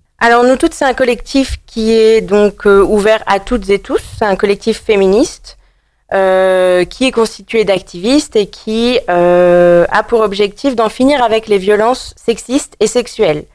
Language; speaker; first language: French; native; French